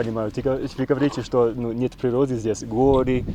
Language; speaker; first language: Russian; non-native, learner; English